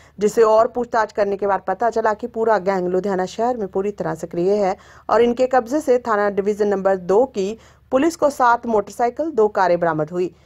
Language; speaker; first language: Hindi; non-native, local second language; Punjabi